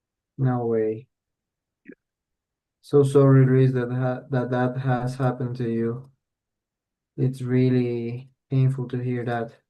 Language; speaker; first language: English; non-native, fluent; Spanish